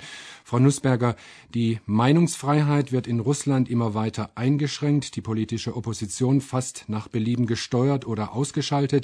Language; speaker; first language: German; native; German